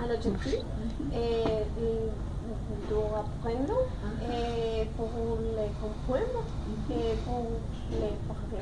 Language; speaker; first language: French; non-native, learner; Spanish